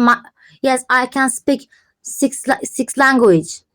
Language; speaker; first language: English; non-native, learner; Turkish